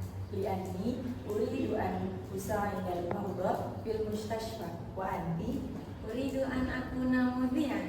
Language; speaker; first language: Arabic; non-native, learner; Indonesian